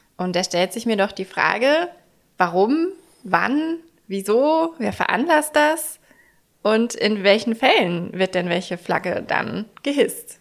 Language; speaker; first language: German; native; German